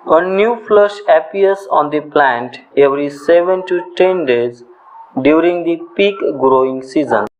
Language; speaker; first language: English; non-native, local second language; Marathi